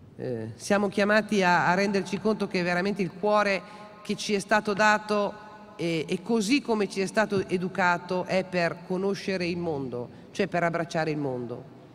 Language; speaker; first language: Italian; native; Italian